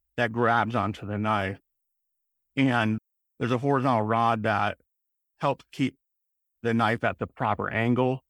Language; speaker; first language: English; native; English